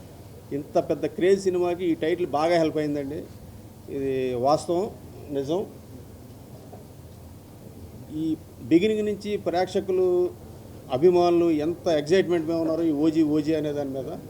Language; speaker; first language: Telugu; native; Telugu